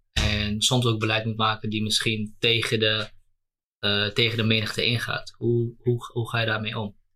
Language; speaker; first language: Dutch; native; Dutch